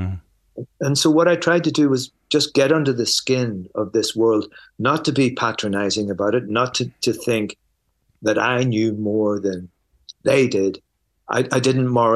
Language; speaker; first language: English; native; English